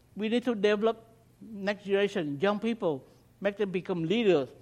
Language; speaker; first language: English; non-native, learner; Khmer